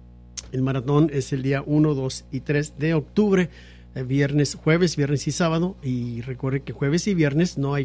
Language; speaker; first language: Spanish; native; Spanish